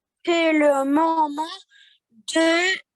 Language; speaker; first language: French; non-native, learner; Arabic